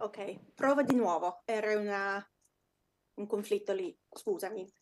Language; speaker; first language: Italian; non-native, fluent; English